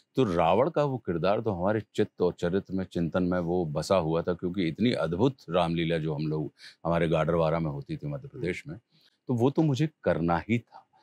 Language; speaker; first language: Hindi; native; Hindi